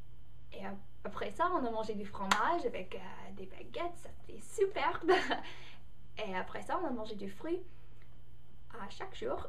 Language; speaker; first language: French; non-native, learner; English